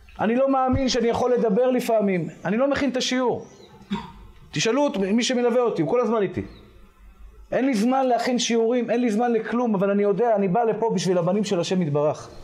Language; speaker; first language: Hebrew; native; Hebrew